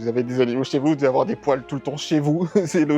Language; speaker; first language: French; native; French